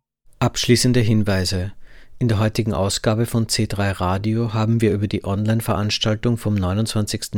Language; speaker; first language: German; native; German